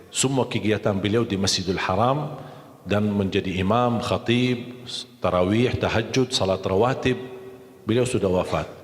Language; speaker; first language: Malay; non-native, fluent; Arabic